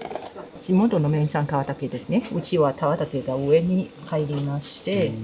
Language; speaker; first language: Japanese; non-native, learner; Cantonese